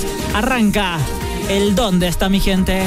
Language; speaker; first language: Spanish; native; Spanish